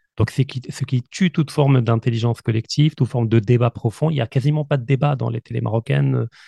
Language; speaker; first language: French; non-native, local second language; Arabic